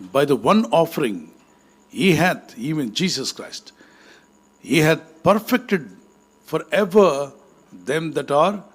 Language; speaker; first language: English; non-native, local second language; Telugu